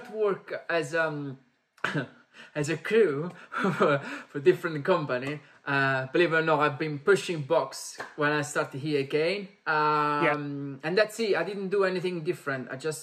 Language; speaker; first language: English; non-native, fluent; Italian